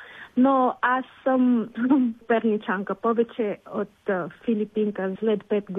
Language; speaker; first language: Bulgarian; non-native, learner; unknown